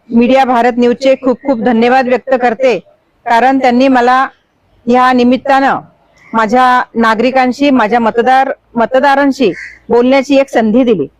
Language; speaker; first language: Marathi; native; Marathi